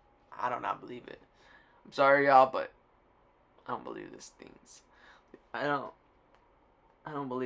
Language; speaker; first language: English; native; English